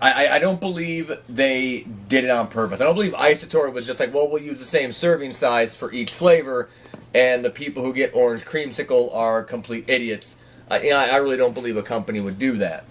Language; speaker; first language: English; native; English